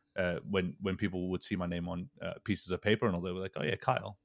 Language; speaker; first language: English; early bilingual, other home language; Urdu